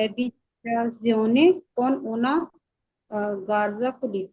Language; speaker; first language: Italian; non-native, learner; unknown